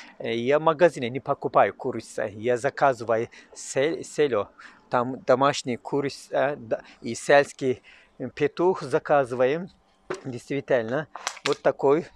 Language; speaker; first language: Russian; non-native, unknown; Turkish